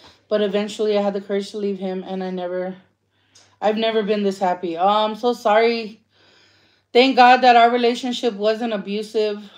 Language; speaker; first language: English; early bilingual, other home language; Spanish